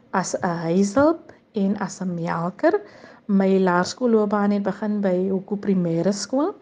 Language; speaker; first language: Afrikaans; native; Afrikaans